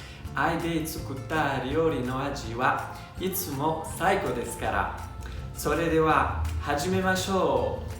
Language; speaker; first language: Japanese; non-native, learner; Italian